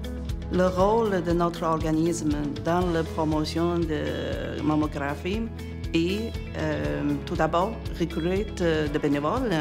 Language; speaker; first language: French; non-native, fluent; Chinese